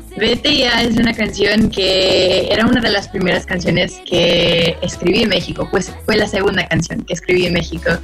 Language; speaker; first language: Spanish; early bilingual, heritage; Spanish